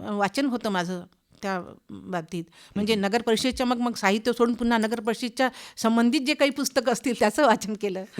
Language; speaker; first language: Marathi; non-native, local second language; Hindi